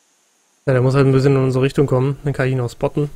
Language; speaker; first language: German; native; German